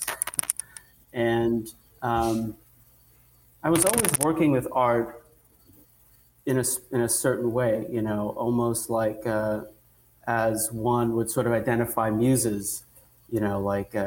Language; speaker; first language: English; native; English